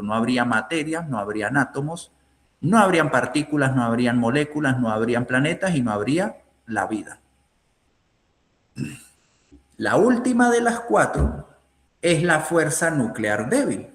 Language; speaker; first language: Spanish; native; Spanish